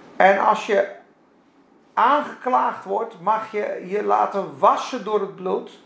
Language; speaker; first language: Dutch; non-native, fluent; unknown